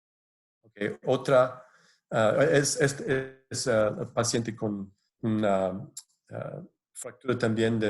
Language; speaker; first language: Spanish; non-native, fluent; English